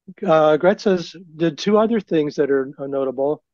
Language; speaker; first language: English; native; English